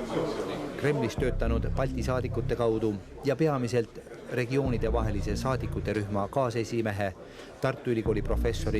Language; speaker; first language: Estonian; native; Estonian